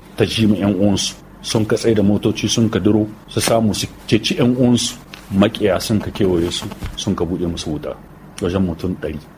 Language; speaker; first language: Hausa; native; Hausa